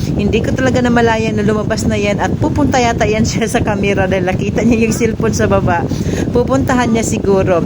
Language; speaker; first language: Filipino; native; Filipino